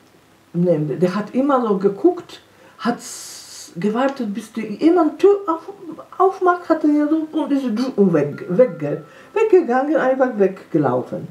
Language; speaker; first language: German; non-native, fluent; Polish